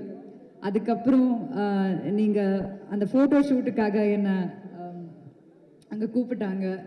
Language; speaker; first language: Tamil; non-native, local second language; Malayalam